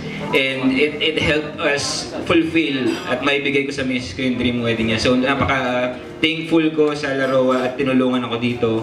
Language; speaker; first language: Filipino; native; Filipino